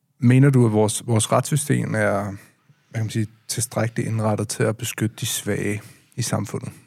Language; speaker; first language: Danish; native; Danish